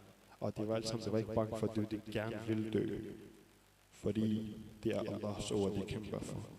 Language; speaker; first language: Danish; early bilingual, other home language; Arabic